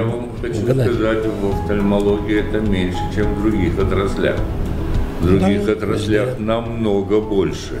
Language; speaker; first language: Russian; native; Russian